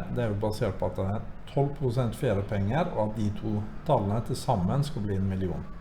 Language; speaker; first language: Norwegian; native; Norwegian